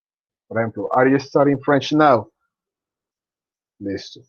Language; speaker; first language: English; non-native, fluent; Spanish